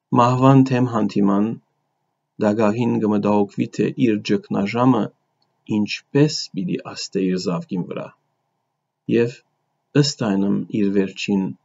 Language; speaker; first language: Armenian; early bilingual, heritage; Armenian